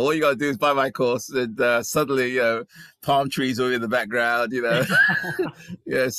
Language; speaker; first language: English; native; English